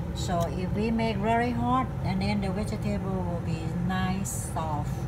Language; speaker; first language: English; non-native, learner; Thai